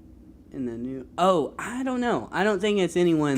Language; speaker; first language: English; native; English